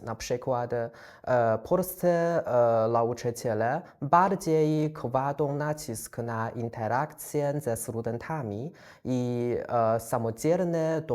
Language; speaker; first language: Polish; non-native, fluent; Chinese